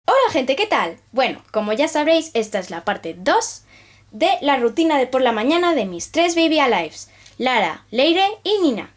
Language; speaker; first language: Spanish; native; Spanish